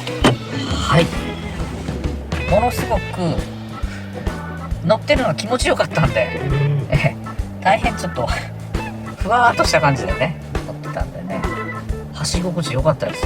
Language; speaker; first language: Japanese; native; Japanese